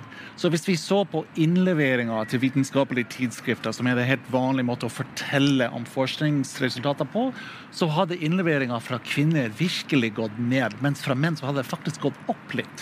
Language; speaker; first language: Norwegian; non-native, fluent; English